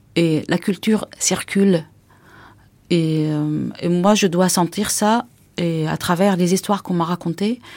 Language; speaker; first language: French; non-native, fluent; Arabic